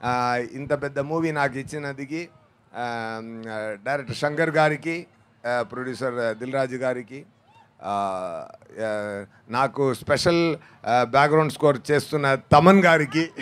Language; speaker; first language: Telugu; non-native, learner; Tamil